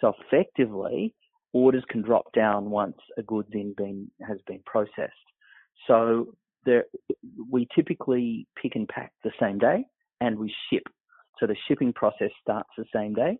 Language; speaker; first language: English; native; English